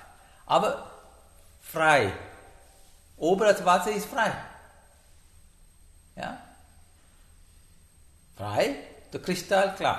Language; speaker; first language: German; non-native, learner; Sinhala